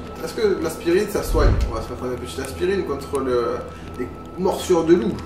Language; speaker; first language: French; native; French